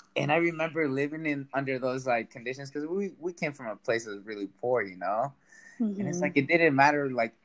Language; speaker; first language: English; early bilingual, other home language; Spanish